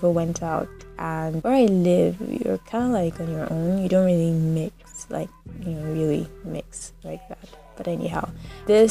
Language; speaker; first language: English; non-native, local second language; Yoruba